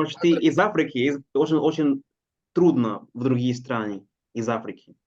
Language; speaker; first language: Russian; non-native, fluent; Portuguese